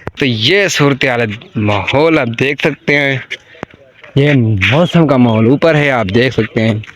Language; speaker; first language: Urdu; non-native, local second language; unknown